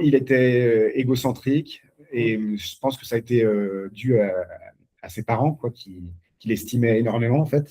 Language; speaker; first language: French; native; French